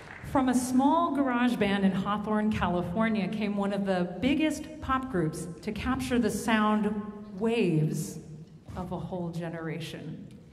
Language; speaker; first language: English; early bilingual, other home language; Spanish